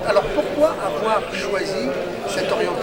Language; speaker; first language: French; native; French